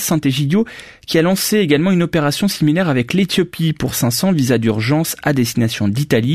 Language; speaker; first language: French; native; French